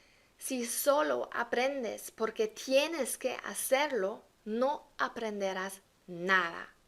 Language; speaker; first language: Spanish; non-native, fluent; German